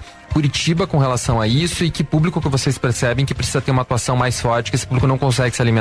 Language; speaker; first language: Portuguese; native; Portuguese